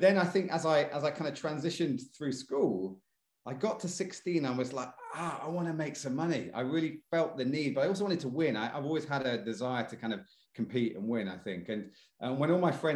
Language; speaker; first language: English; native; English